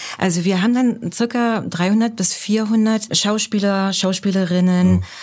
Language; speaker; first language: German; native; German